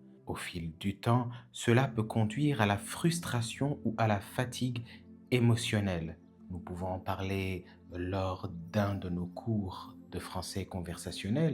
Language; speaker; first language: French; native; French